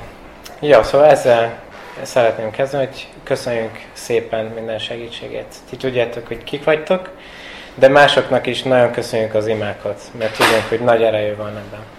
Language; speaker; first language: Hungarian; early bilingual, heritage; Hungarian